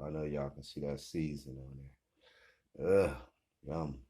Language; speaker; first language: English; native; English